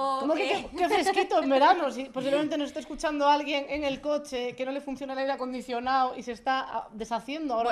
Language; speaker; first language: Spanish; native; Spanish